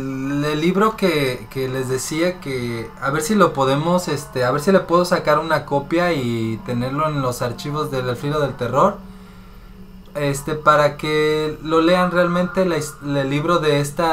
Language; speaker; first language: Spanish; native; Spanish